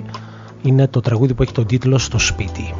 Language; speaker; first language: Greek; native; Greek